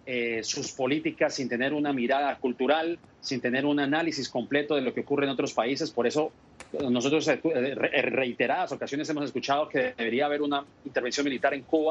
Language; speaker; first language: Spanish; native; Spanish